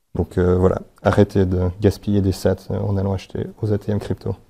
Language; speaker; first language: French; native; French